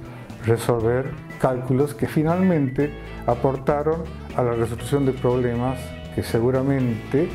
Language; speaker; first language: Spanish; native; Spanish